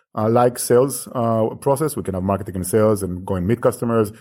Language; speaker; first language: English; non-native, fluent; Hebrew